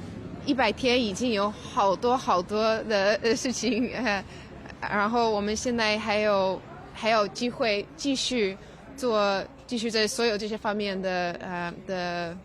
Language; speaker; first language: Chinese; early bilingual, heritage; English